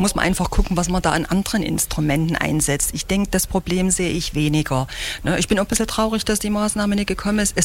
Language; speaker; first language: German; native; German